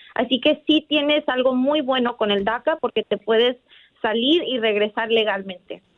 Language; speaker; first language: Spanish; early bilingual, heritage; Spanish